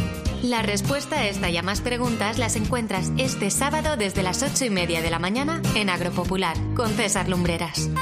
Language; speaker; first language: Spanish; native; Spanish